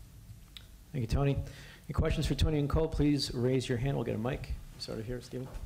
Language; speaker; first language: English; native; English